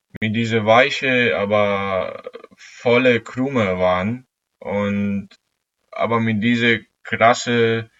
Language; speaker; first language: German; non-native, fluent; Italian